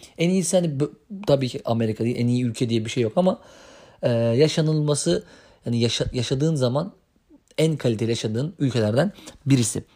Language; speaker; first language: Turkish; native; Turkish